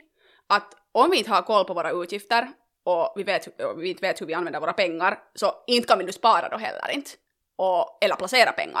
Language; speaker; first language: Swedish; native; Swedish